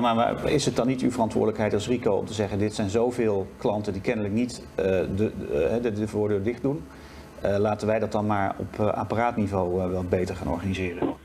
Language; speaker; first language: Dutch; native; Dutch